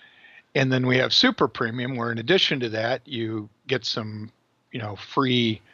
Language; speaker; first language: English; native; English